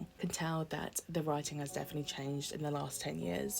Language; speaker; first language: English; native; English